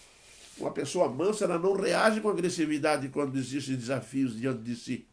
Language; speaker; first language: Portuguese; native; Portuguese